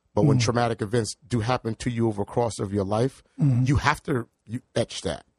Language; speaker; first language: English; native; English